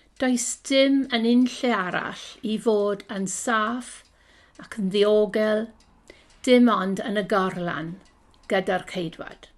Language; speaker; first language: Welsh; non-native, local second language; English